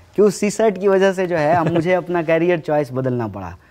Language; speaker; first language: Hindi; native; Hindi